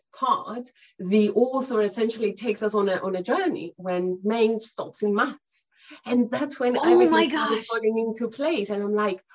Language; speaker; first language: English; non-native, fluent; Greek